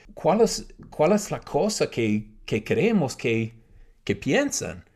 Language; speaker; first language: Spanish; non-native, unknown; English